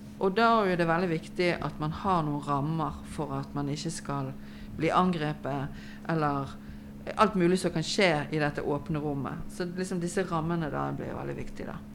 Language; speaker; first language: Norwegian; native; Norwegian